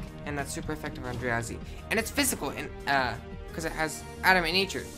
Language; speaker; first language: English; native; English